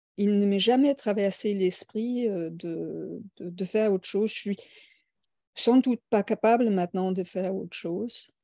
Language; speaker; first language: French; non-native, fluent; Danish